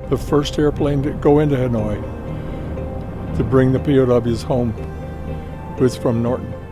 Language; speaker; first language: English; native; English